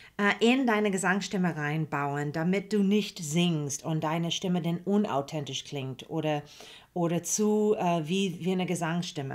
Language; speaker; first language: German; non-native, fluent; English